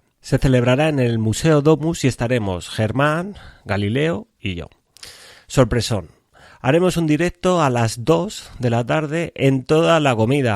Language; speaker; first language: Spanish; native; Spanish